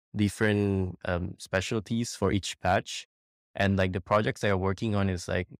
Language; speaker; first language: English; non-native, fluent; Indonesian